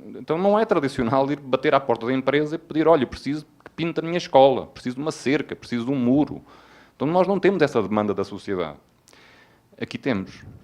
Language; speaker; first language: Portuguese; native; Portuguese